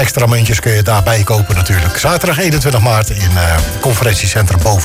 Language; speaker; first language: Dutch; native; Dutch